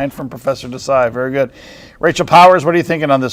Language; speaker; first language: English; native; English